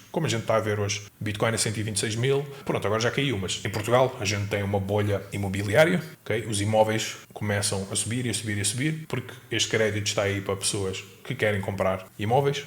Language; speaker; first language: Portuguese; native; Portuguese